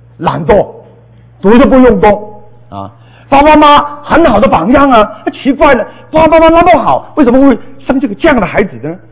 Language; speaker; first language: Chinese; non-native, local second language; Cantonese